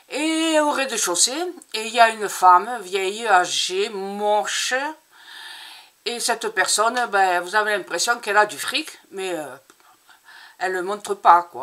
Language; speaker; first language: French; native; French